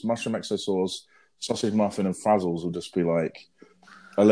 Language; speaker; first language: English; native; English